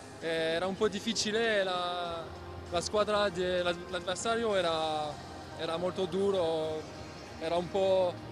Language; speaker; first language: Italian; non-native, learner; French